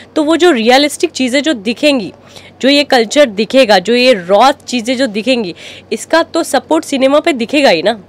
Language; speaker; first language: Hindi; native; Hindi